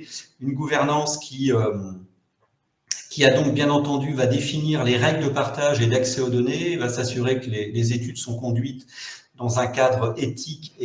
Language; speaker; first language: French; native; French